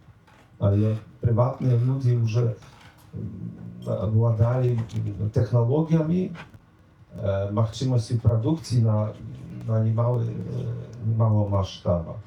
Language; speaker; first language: Polish; non-native, learner; Belarusian